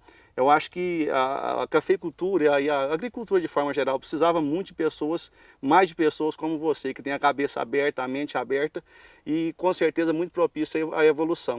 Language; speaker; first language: Portuguese; native; Portuguese